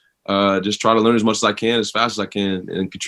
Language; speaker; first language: English; native; English